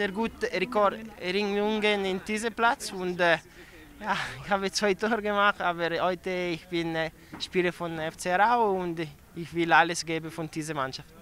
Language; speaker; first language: German; non-native, local second language; Italian